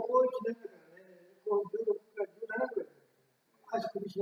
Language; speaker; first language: Japanese; native; Japanese